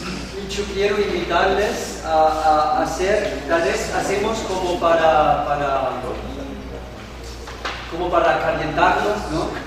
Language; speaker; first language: Spanish; non-native, learner; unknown